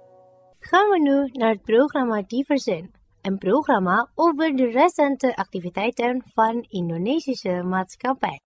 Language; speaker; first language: Dutch; non-native, fluent; Indonesian